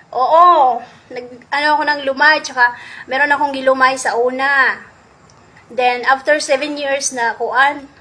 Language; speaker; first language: Filipino; non-native, local second language; Cebuano